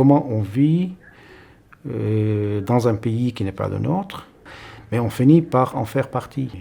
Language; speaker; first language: French; non-native, fluent; Arabic